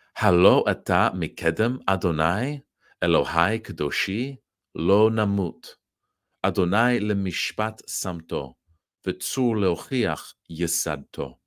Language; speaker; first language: Hebrew; non-native, fluent; English